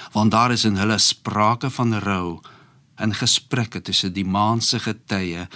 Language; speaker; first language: Afrikaans; non-native, fluent; Polish